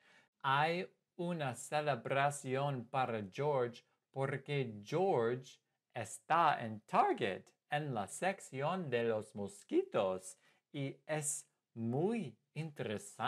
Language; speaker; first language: Spanish; non-native, fluent; English